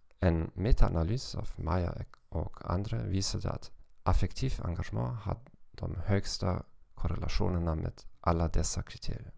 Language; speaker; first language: Swedish; non-native, fluent; German